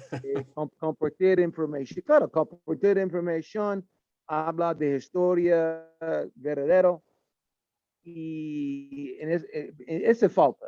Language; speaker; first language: Spanish; non-native, learner; English